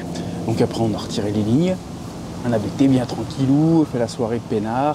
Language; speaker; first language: French; native; French